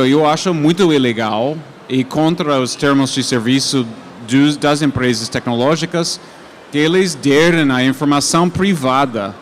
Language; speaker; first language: Portuguese; non-native, fluent; English